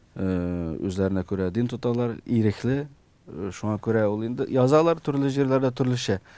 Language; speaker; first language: Tatar; early bilingual, heritage; Tatar